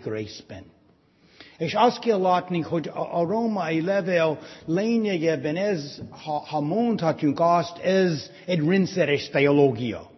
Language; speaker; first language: Hungarian; non-native, fluent; English